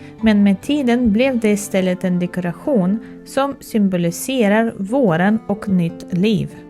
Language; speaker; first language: Swedish; non-native, fluent; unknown